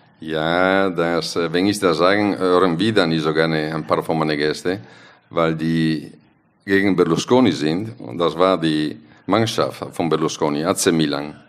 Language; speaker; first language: German; non-native, fluent; Italian